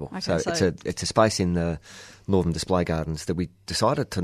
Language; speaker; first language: English; native; English